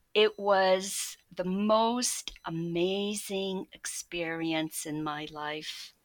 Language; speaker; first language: English; early bilingual, other home language; Polish